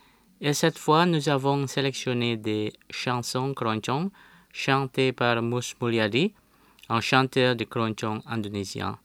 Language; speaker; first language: French; non-native, fluent; Indonesian